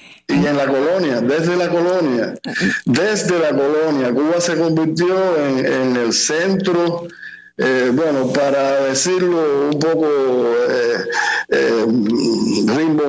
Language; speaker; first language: Spanish; native; Spanish